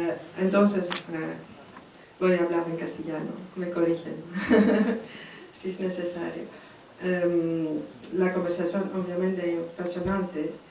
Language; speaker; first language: Spanish; non-native, fluent; French